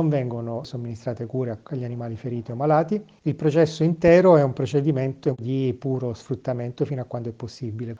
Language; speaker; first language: Italian; native; Italian